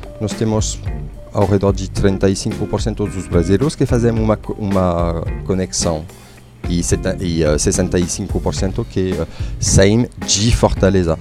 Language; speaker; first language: Portuguese; non-native, fluent; French